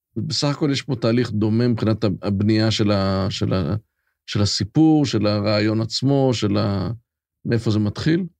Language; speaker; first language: Hebrew; native; Hebrew